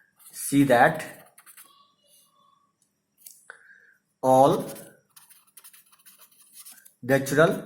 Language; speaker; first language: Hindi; native; Hindi